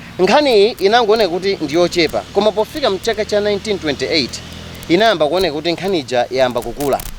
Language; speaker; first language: Nyanja; native; Nyanja